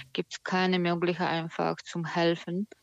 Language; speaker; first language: German; non-native, learner; Ukrainian